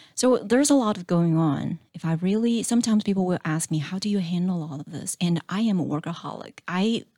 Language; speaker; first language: English; non-native, fluent; Chinese